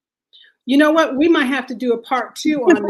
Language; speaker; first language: English; native; English